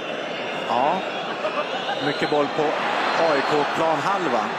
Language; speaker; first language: Swedish; native; Swedish